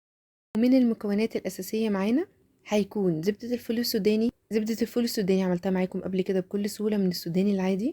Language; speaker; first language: Arabic; native; Arabic